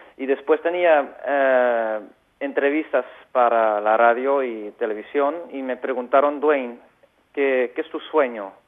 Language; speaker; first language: Spanish; non-native, fluent; Dutch